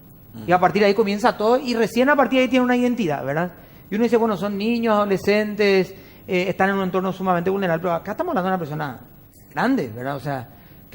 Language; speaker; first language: Spanish; native; Spanish